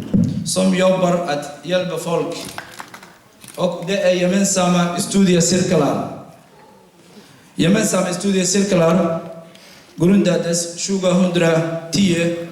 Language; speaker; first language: Swedish; non-native, fluent; Somali